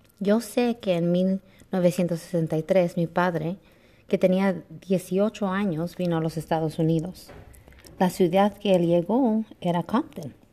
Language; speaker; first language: Spanish; early bilingual, heritage; Spanish